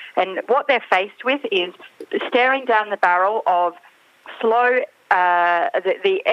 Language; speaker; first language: English; native; English